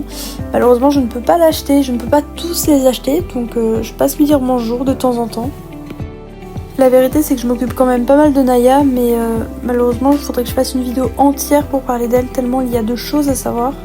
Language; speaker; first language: French; native; French